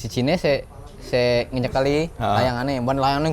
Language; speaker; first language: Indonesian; non-native, local second language; Javanese